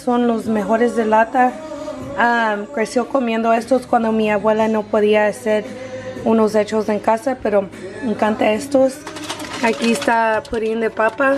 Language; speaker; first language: Spanish; early bilingual, heritage; English